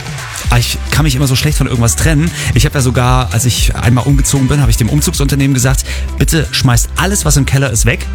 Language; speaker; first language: German; native; German